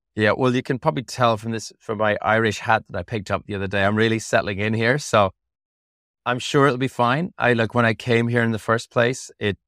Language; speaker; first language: English; native; English